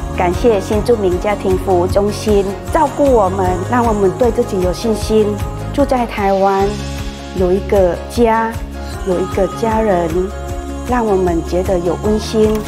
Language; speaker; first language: Chinese; non-native, fluent; Thai